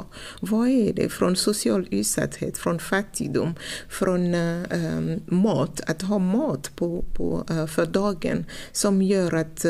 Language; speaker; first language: Swedish; non-native, fluent; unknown